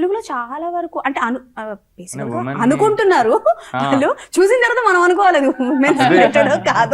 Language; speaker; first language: Telugu; native; Telugu